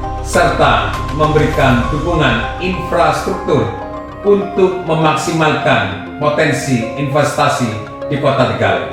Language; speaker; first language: Indonesian; native; Indonesian